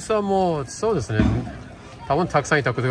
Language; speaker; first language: Japanese; non-native, learner; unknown